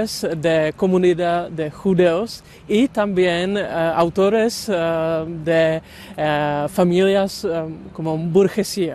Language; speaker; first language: Spanish; non-native, learner; Czech